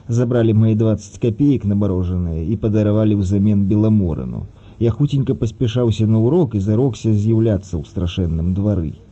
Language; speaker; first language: Belarusian; early bilingual, other home language; Russian